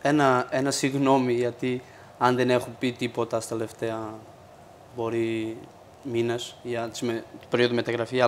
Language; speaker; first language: Greek; non-native, fluent; Portuguese